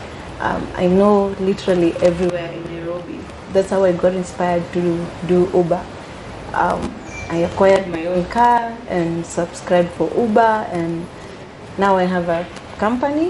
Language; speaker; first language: English; non-native, local second language; Luyia